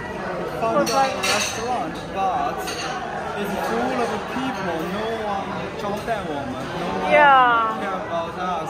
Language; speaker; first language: English; non-native, learner; Chinese